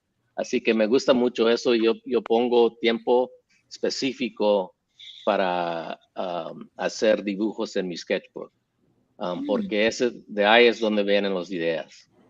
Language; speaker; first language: Spanish; early bilingual, heritage; English